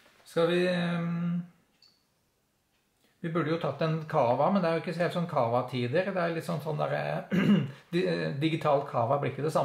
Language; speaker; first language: Norwegian; native; Norwegian